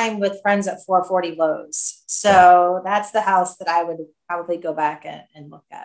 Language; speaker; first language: English; native; English